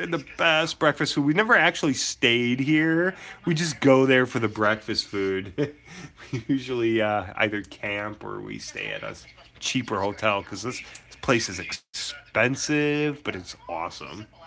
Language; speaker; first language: English; native; English